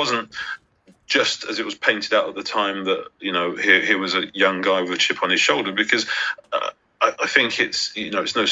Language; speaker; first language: English; native; English